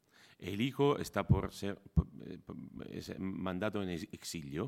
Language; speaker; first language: Spanish; non-native, fluent; Italian